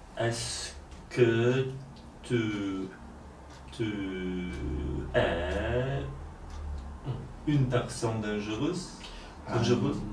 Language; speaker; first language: French; non-native, learner; Polish